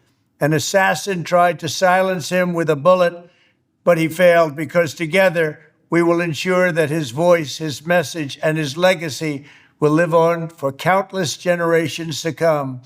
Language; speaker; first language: English; native; English